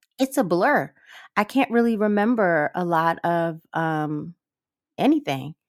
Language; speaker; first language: English; early bilingual, other home language; Amharic